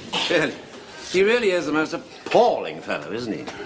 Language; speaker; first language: English; native; English